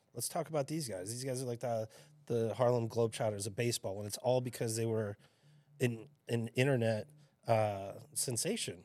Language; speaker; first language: English; native; English